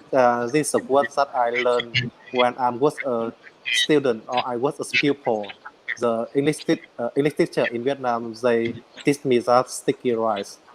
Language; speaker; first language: English; non-native, learner; Vietnamese